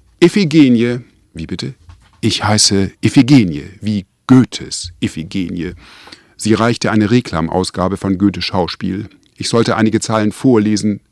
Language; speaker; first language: German; native; German